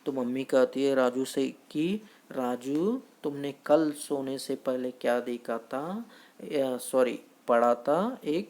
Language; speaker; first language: Hindi; non-native, local second language; Kannada